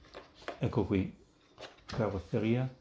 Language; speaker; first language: Italian; native; Italian